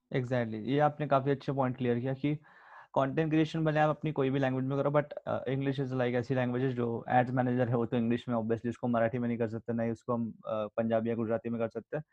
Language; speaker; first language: Hindi; native; Hindi